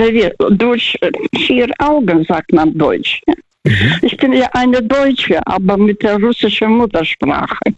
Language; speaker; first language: German; non-native, fluent; Russian